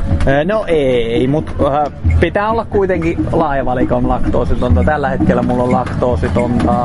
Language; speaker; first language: Finnish; native; Finnish